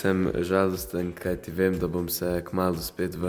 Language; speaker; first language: Slovenian; early bilingual, heritage; Slovenian